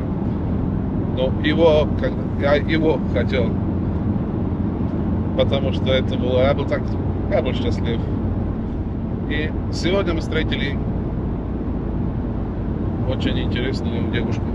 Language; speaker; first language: Russian; non-native, learner; Slovak